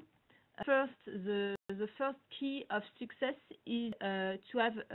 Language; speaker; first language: English; non-native, learner; French